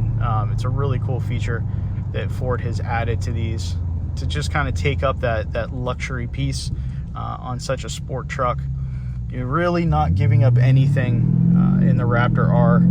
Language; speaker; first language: English; native; English